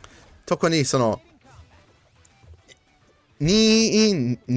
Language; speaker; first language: Japanese; non-native, learner; English